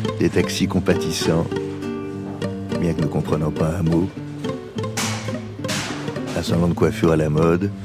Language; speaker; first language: French; native; French